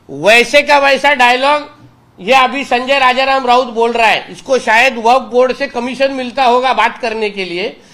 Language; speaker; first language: Hindi; non-native, local second language; Marathi